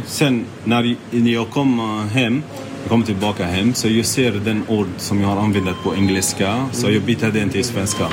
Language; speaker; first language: Swedish; non-native, learner; Arabic